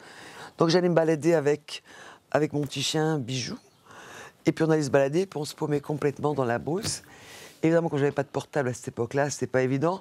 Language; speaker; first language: French; native; French